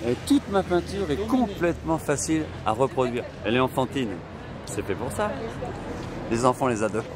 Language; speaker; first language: French; native; French